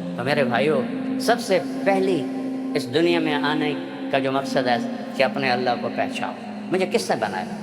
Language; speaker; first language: Urdu; non-native, local second language; Punjabi